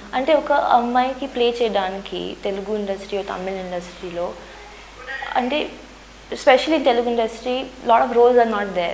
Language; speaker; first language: Telugu; non-native, learner; Hindi